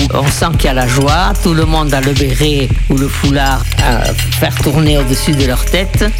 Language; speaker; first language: French; early bilingual, other home language; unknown